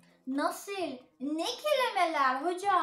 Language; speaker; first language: Turkish; non-native, learner; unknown